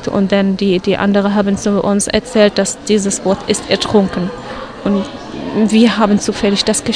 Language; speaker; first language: German; non-native, fluent; Arabic